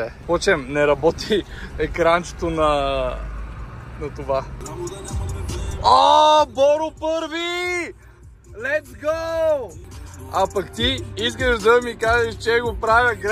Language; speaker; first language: Bulgarian; native; Bulgarian